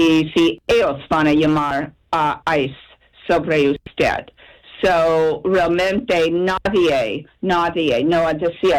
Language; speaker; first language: Spanish; non-native, fluent; English